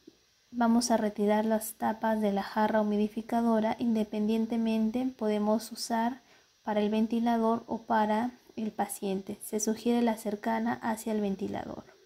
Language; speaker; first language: Spanish; native; Spanish